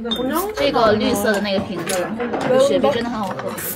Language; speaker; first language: Chinese; native; Chinese